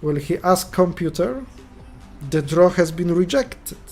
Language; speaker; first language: English; non-native, fluent; Polish